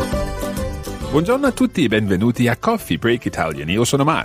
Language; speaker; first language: Italian; non-native, fluent; English